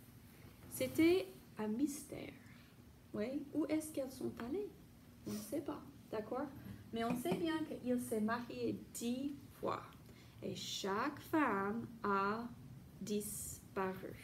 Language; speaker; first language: French; non-native, fluent; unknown